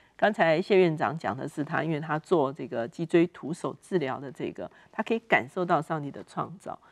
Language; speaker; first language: Chinese; native; Chinese